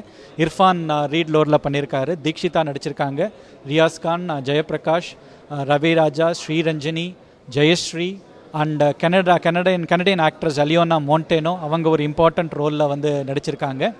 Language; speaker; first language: Tamil; native; Tamil